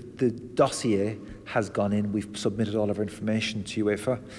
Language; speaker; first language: English; native; English